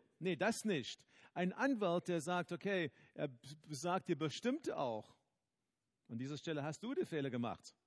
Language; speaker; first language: German; non-native, fluent; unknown